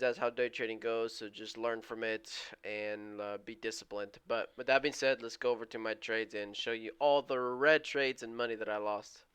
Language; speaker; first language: English; native; English